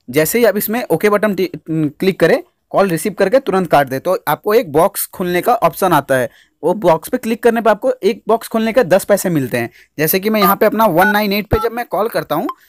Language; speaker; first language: Hindi; native; Hindi